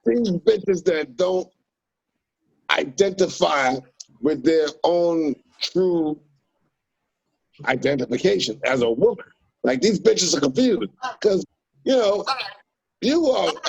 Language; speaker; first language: English; native; English